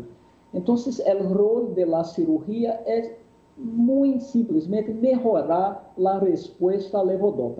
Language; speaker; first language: Spanish; non-native, fluent; Portuguese